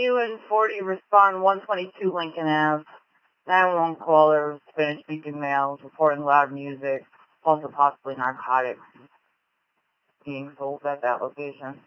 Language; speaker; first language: English; native; English